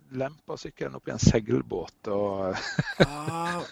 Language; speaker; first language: Norwegian; native; Norwegian